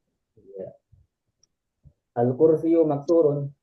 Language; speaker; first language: Arabic; non-native, fluent; Indonesian